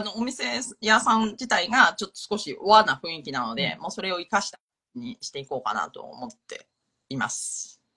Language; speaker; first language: Japanese; non-native, fluent; Chinese